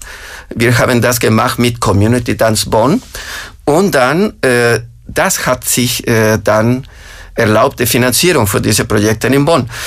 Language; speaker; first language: German; non-native, fluent; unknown